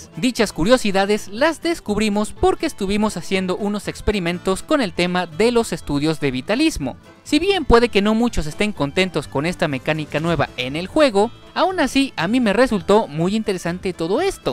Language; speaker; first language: Spanish; native; Spanish